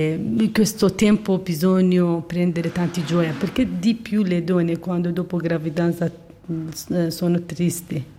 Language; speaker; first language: Italian; non-native, learner; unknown